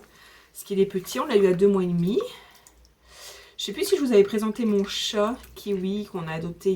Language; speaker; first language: French; native; French